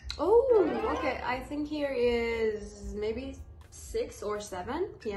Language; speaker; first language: English; non-native, fluent; Persian